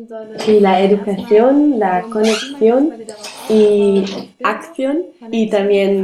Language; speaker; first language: Spanish; non-native, learner; German